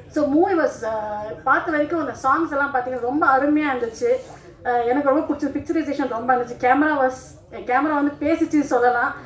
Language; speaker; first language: Tamil; non-native, local second language; Telugu